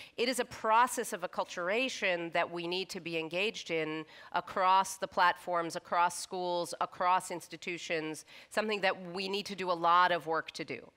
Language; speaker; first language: English; native; English